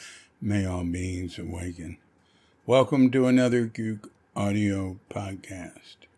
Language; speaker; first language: English; native; English